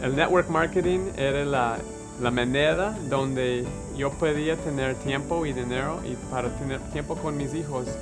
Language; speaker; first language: Spanish; non-native, learner; English